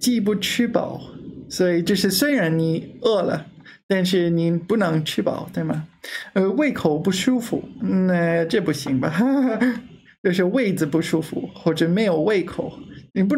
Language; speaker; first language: Chinese; non-native, learner; English